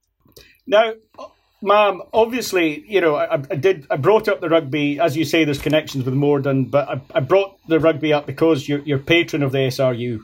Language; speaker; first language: English; native; English